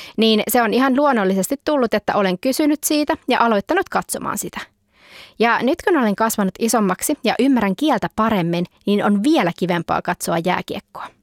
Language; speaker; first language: Finnish; early bilingual, heritage; Finnish